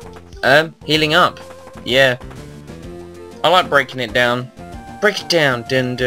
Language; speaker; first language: English; native; English